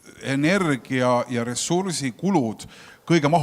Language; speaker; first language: Estonian; native; Estonian